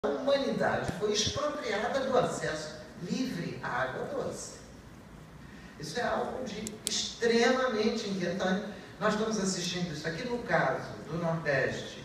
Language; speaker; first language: Portuguese; native; Portuguese